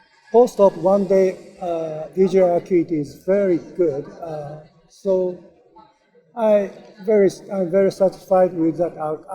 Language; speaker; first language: English; non-native, learner; Japanese